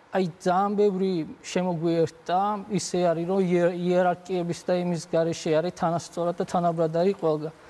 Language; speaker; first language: Georgian; non-native, local second language; Azerbaijani